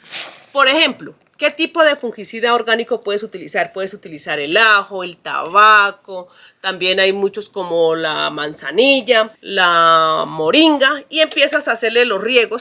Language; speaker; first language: Spanish; native; Spanish